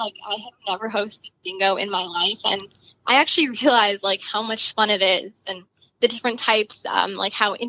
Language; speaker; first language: English; native; English